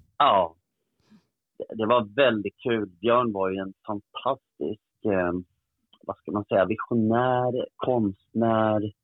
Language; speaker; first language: Swedish; early bilingual, other home language; Portuguese